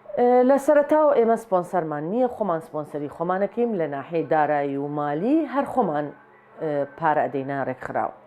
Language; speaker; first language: Central Kurdish; non-native, local second language; Southern Kurdish